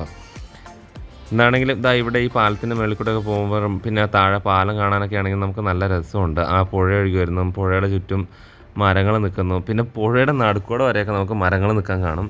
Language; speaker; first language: Malayalam; native; Malayalam